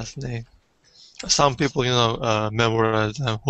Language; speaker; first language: English; non-native, fluent; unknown